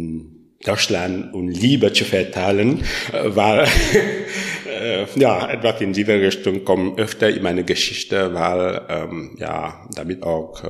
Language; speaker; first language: German; non-native, learner; French